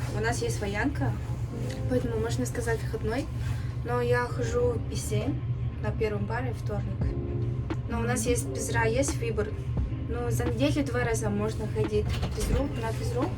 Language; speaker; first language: Russian; non-native, learner; Mongolian